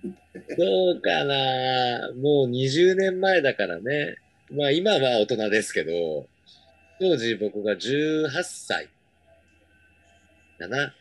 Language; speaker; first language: Japanese; native; Japanese